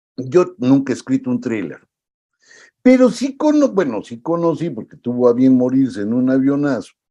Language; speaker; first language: Spanish; native; Spanish